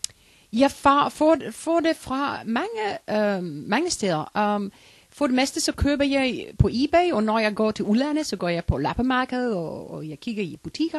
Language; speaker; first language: Danish; non-native, learner; Icelandic